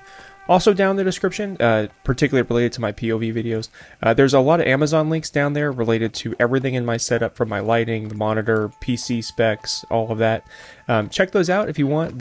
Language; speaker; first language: English; native; English